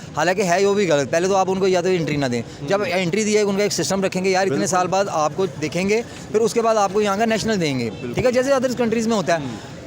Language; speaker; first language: Urdu; non-native, local second language; Punjabi